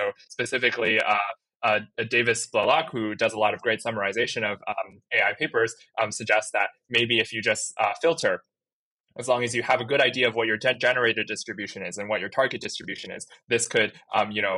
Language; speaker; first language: English; native; English